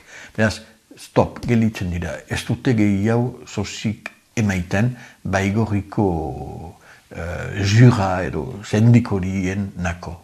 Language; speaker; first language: Basque; native; Basque